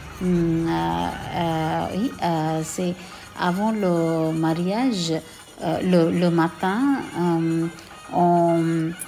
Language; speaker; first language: French; non-native, local second language; Tamil